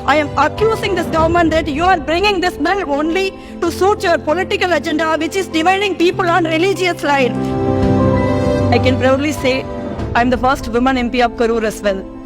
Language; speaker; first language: English; non-native, local second language; Tamil